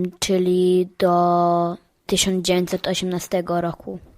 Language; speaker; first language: Polish; early bilingual, heritage; Polish